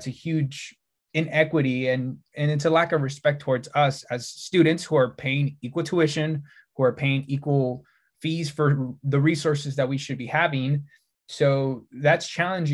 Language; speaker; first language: English; native; English